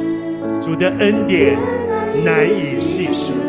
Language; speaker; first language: Chinese; native; Chinese